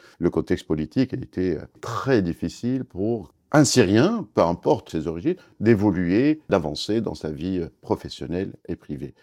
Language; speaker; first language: French; non-native, fluent; Kurdish